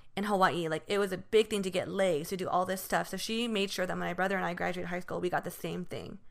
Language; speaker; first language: English; early bilingual, other home language; Chinese